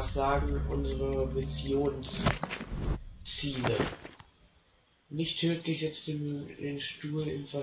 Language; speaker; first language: German; native; German